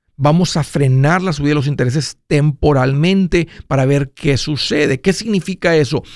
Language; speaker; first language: Spanish; early bilingual, heritage; Spanish